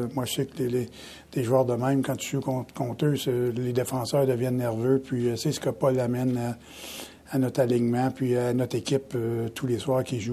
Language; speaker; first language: French; native; French